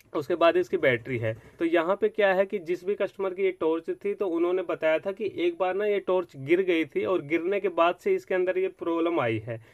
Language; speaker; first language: Hindi; native; Hindi